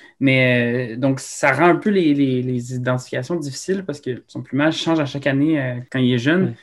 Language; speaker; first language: French; native; French